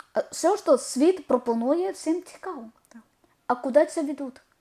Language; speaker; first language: Ukrainian; non-native, learner; Malayalam